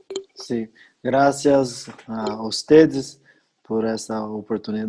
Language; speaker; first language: Spanish; non-native, learner; Portuguese